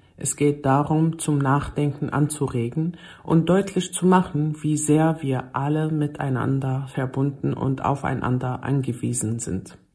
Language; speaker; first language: German; non-native, fluent; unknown